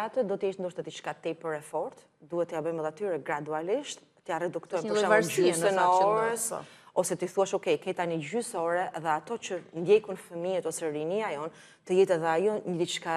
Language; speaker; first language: Albanian; native; Albanian